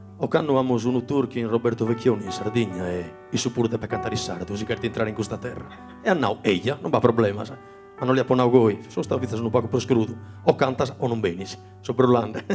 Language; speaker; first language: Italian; non-native, local second language; Sardinian